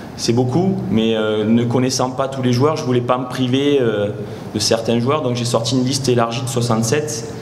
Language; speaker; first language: French; native; French